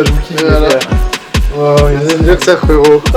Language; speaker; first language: French; native; French